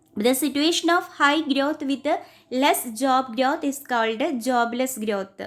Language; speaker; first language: English; non-native, local second language; Malayalam